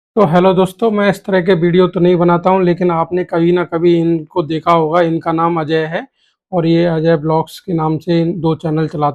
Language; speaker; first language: Hindi; native; Hindi